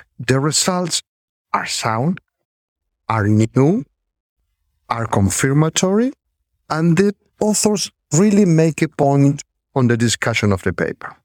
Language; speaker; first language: English; non-native, fluent; Spanish